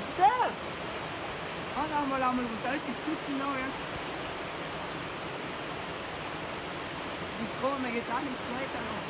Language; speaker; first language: German; native; German